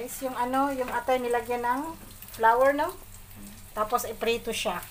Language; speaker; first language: Filipino; non-native, local second language; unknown